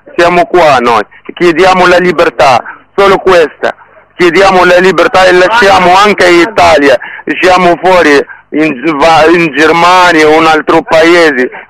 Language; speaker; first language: Italian; non-native, learner; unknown